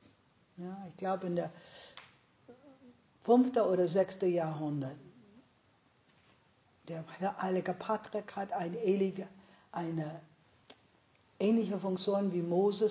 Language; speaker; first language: German; non-native, fluent; English